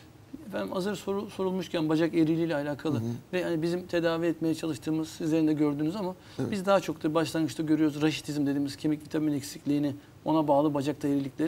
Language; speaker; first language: Turkish; native; Turkish